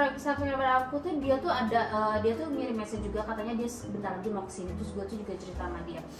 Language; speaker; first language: Indonesian; native; Indonesian